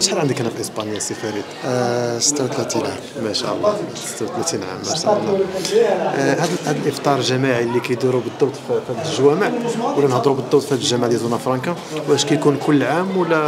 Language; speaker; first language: Arabic; native; Arabic